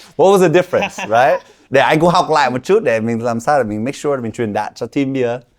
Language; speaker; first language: Vietnamese; early bilingual, heritage; Vietnamese